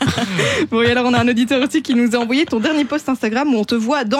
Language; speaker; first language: French; native; French